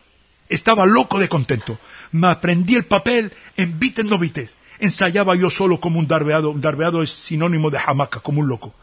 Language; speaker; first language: Spanish; early bilingual, heritage; Ladino